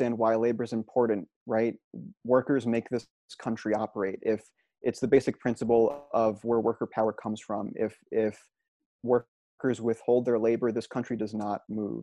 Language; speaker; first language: English; native; English